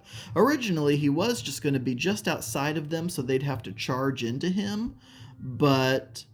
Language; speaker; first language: English; native; English